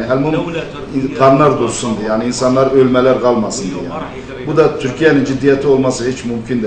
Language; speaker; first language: Turkish; non-native, fluent; Arabic